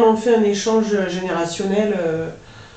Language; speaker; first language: French; native; French